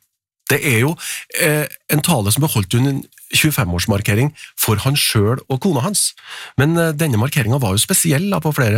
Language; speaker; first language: Norwegian; native; Norwegian